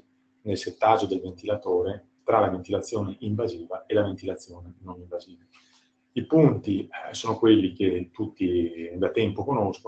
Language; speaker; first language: Italian; native; Italian